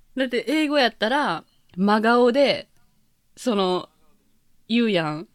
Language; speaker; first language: Japanese; native; Japanese